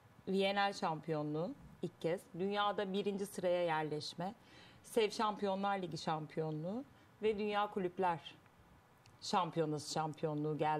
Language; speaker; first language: Turkish; native; Turkish